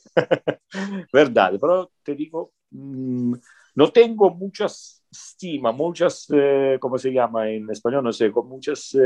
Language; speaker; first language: Spanish; non-native, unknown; Italian